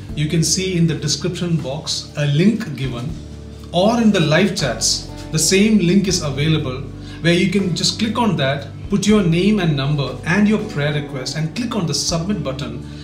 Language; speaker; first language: English; non-native, local second language; Hindi